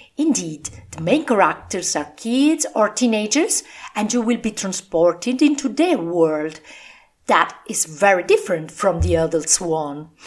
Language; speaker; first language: English; non-native, fluent; Italian